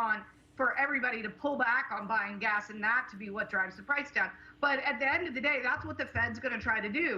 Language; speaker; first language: English; native; English